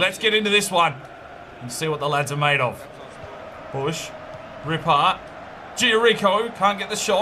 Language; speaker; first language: English; native; English